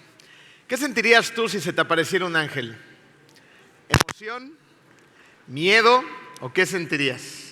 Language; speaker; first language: Spanish; native; Spanish